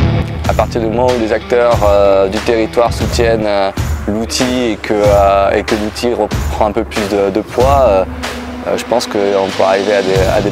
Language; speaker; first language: French; native; French